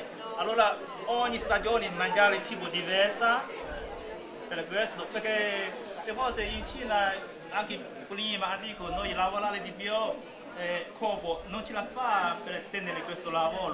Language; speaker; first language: Italian; non-native, learner; Chinese